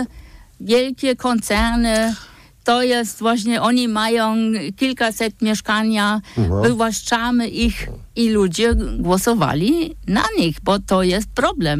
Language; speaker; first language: Polish; non-native, fluent; German